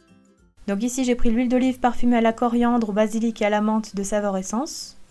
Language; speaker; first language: French; native; French